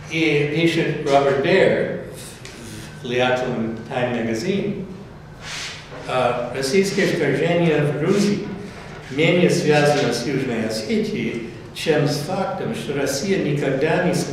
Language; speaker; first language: Russian; non-native, fluent; English